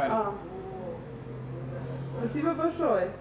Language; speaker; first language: Russian; non-native, learner; German